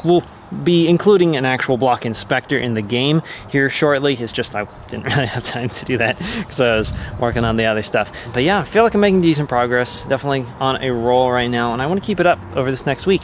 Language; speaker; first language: English; native; English